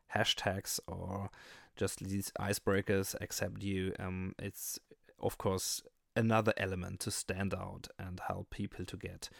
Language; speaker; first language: English; non-native, fluent; German